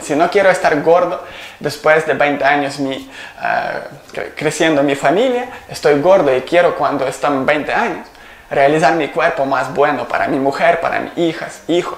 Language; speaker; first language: Spanish; non-native, learner; Ukrainian